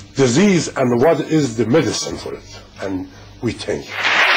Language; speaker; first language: English; non-native, fluent; Persian